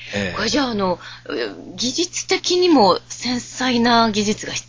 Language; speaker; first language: Japanese; native; Japanese